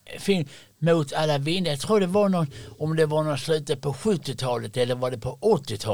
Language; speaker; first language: Swedish; native; Swedish